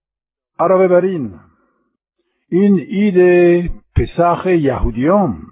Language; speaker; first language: Persian; non-native, fluent; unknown